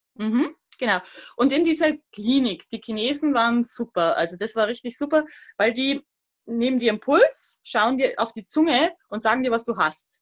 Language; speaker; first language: German; native; German